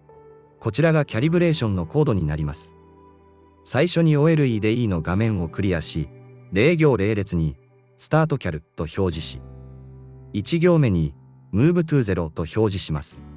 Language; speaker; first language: Japanese; native; Japanese